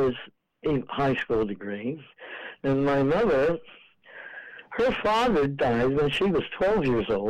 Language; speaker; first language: English; native; English